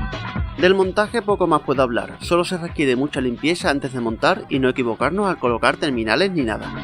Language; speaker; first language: Spanish; native; Spanish